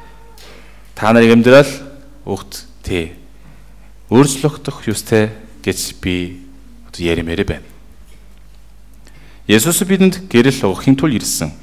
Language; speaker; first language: Mongolian; non-native, fluent; Korean